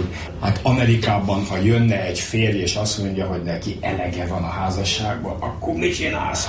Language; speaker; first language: Hungarian; native; Hungarian